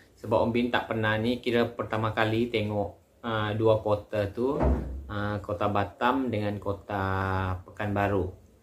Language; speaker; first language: Malay; native; Malay